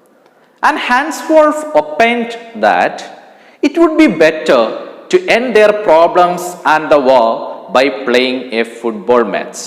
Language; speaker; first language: English; non-native, local second language; Malayalam